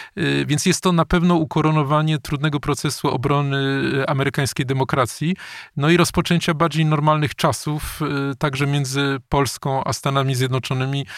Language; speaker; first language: Polish; native; Polish